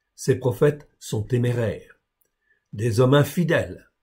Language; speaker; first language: French; native; French